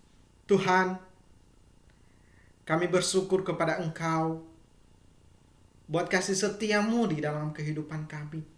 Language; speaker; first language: Indonesian; native; Indonesian